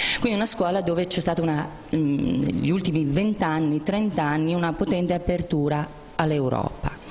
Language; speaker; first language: Italian; native; Italian